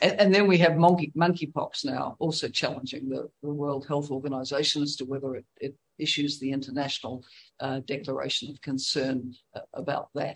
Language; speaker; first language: English; native; English